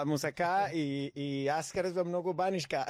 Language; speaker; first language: Bulgarian; non-native, learner; Spanish